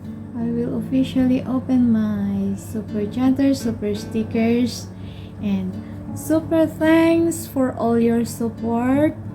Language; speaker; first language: English; non-native, local second language; Filipino